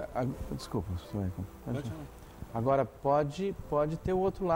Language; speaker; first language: Portuguese; native; Portuguese